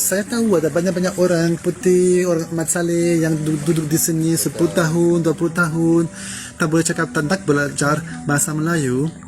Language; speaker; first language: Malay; non-native, learner; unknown